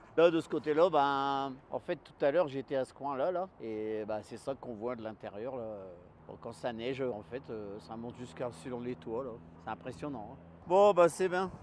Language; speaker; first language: French; native; French